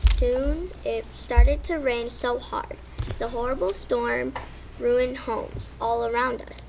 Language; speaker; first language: English; early bilingual, other home language; Spanish